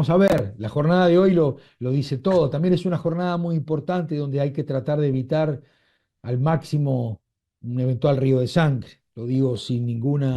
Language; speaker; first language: Spanish; native; Spanish